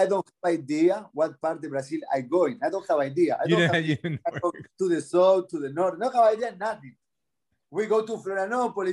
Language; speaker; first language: English; non-native, learner; Spanish